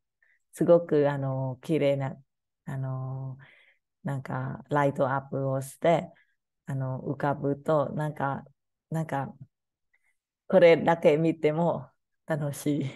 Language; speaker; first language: Japanese; non-native, learner; Khmer